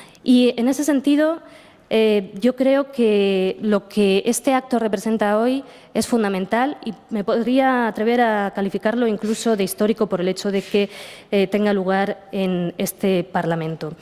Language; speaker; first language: Spanish; native; Spanish